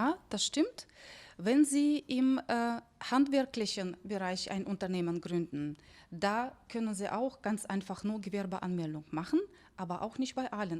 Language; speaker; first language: German; non-native, fluent; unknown